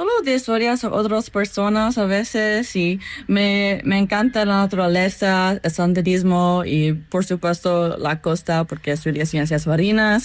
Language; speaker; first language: Spanish; non-native, learner; English